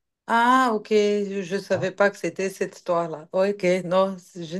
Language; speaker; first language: French; non-native, fluent; Portuguese